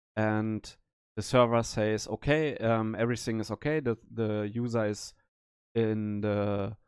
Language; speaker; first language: English; non-native, learner; German